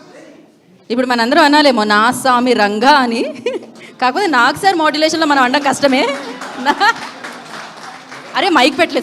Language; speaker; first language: Telugu; native; Telugu